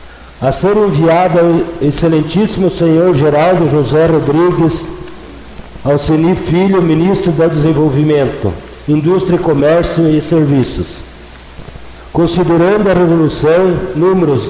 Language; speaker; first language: Portuguese; native; Portuguese